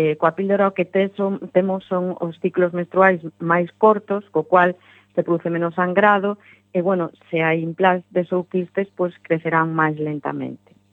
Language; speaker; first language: Galician; non-native, local second language; Spanish